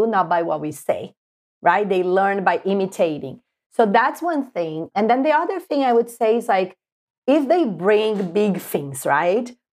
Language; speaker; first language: English; non-native, fluent; Portuguese